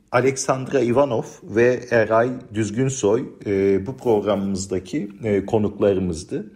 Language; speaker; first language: Turkish; native; Turkish